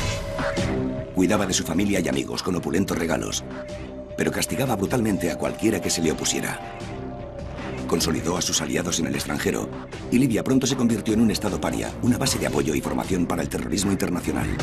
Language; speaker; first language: Spanish; native; Spanish